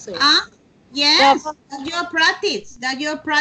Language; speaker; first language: English; non-native, learner; Spanish